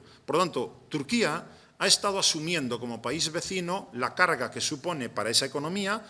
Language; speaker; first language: Spanish; native; Spanish